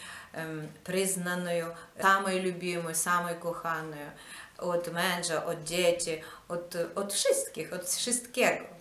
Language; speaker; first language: Polish; non-native, learner; Ukrainian